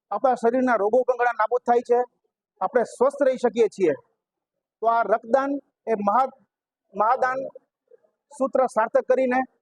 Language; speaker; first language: Gujarati; non-native, local second language; Sindhi